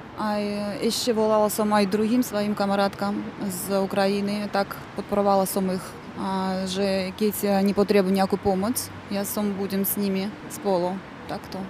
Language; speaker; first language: Slovak; non-native, learner; Russian